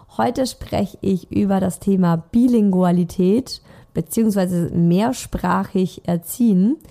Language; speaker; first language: German; native; German